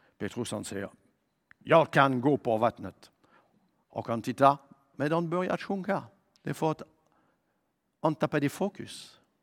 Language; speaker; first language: Swedish; non-native, fluent; French